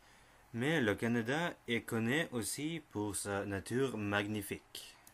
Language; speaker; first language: French; non-native, learner; Norwegian